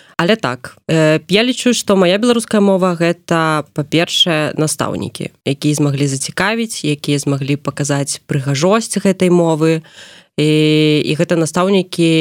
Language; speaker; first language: Belarusian; non-native, local second language; Russian